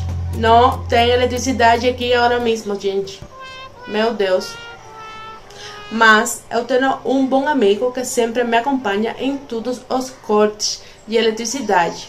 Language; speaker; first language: Portuguese; non-native, learner; Spanish